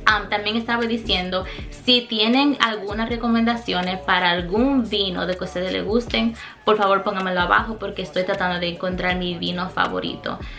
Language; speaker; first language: Spanish; early bilingual, heritage; Spanish